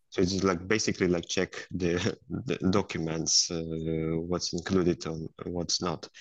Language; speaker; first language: English; non-native, fluent; Russian